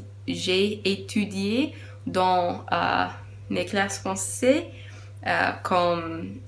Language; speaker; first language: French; non-native, learner; English